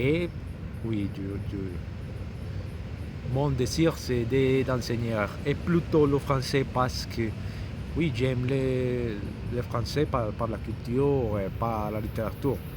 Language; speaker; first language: French; non-native, learner; Spanish